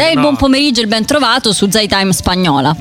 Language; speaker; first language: Italian; native; Italian